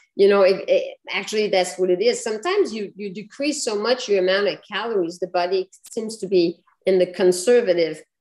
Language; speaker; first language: English; non-native, fluent; French